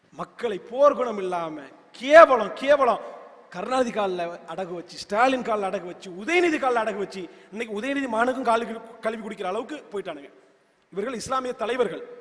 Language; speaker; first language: Tamil; native; Tamil